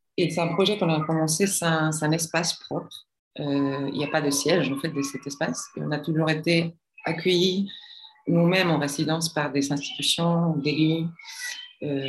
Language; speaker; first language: French; non-native, fluent; Spanish